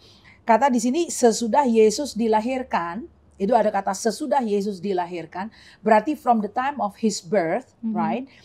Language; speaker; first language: Indonesian; native; Indonesian